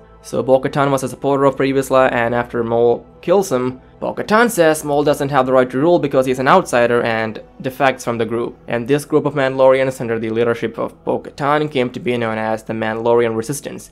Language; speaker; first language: English; native; English